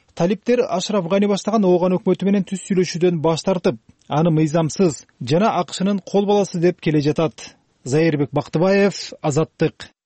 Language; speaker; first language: Kyrgyz; native; Kyrgyz